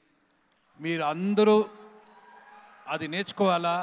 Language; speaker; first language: Telugu; non-native, learner; Tamil